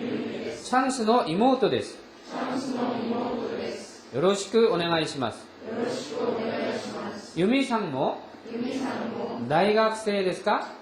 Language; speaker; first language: Japanese; non-native, fluent; Korean